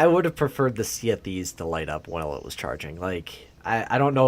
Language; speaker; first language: English; native; English